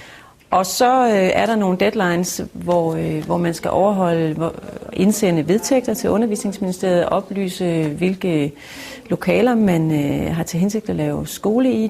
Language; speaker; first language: Danish; native; Danish